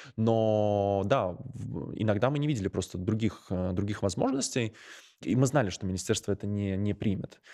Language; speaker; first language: Russian; non-native, local second language; Latvian